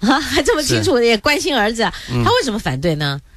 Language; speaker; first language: Chinese; native; Chinese